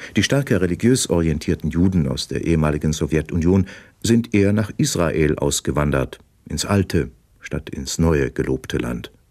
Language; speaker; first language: German; native; German